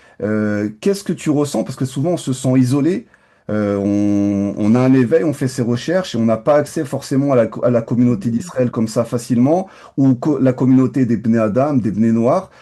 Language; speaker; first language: French; native; French